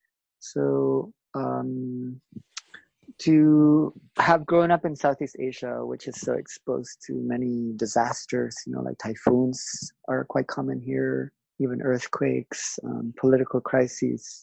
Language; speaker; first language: English; non-native, local second language; Filipino